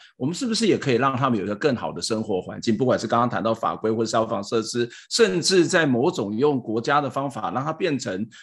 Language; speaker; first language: Chinese; native; Chinese